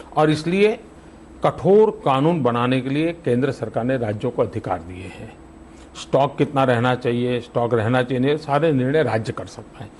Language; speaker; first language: Hindi; non-native, local second language; Gujarati